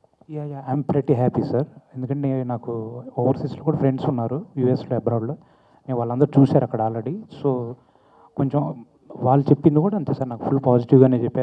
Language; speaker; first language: Telugu; native; Telugu